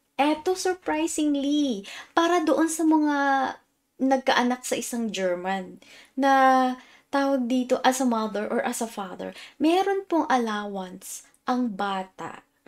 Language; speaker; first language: Filipino; native; Filipino